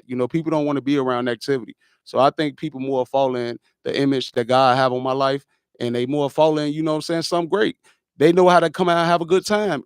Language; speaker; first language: English; native; English